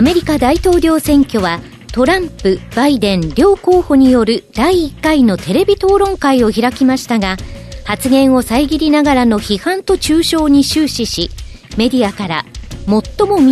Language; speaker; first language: Japanese; native; Japanese